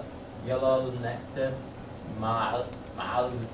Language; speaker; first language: Arabic; non-native, learner; English